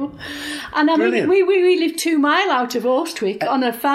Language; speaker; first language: English; native; English